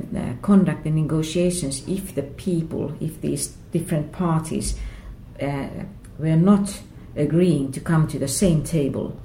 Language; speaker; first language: English; non-native, fluent; Finnish